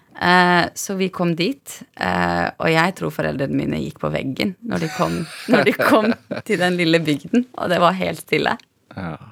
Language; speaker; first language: Norwegian; early bilingual, other home language; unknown